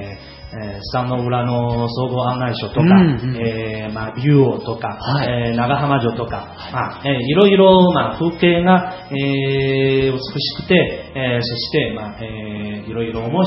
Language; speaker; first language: Japanese; non-native, fluent; Chinese